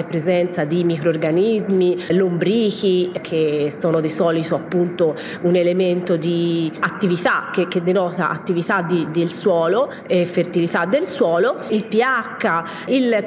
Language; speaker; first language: Italian; native; Italian